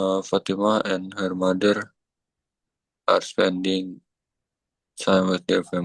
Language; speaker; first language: English; non-native, learner; Indonesian